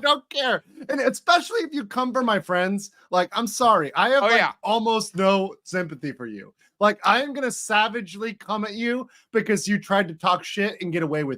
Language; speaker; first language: English; native; English